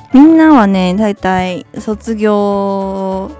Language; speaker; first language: Japanese; non-native, fluent; Chinese